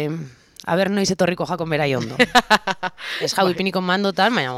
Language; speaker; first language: Basque; native; Basque